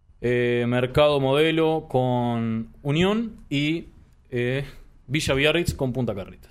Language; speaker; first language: Spanish; native; Spanish